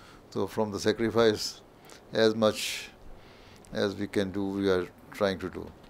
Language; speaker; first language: English; non-native, local second language; Urdu